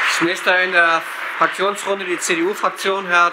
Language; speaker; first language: German; native; German